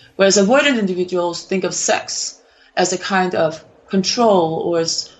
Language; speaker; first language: English; non-native, fluent; Danish